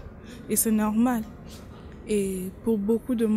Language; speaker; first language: French; non-native, local second language; Lingala